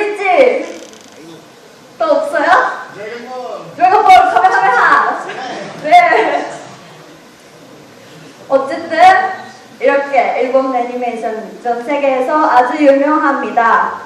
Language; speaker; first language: Korean; non-native, learner; Japanese